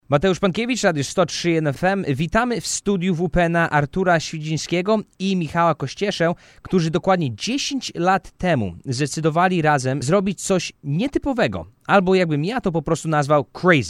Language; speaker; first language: Polish; native; Polish